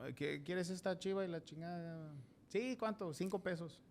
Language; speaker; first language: Spanish; early bilingual, other home language; English